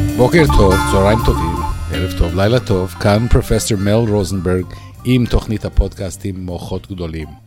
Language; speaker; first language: Hebrew; non-native, fluent; English